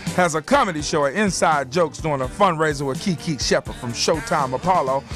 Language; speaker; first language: English; native; English